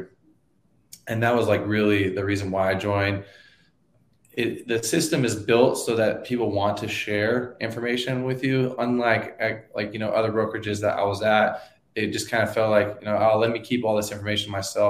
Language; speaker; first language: English; native; English